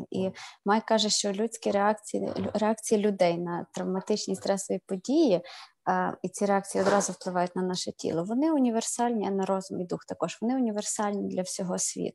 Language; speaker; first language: Ukrainian; native; Ukrainian